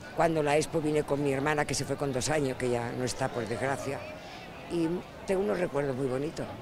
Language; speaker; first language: Spanish; native; Spanish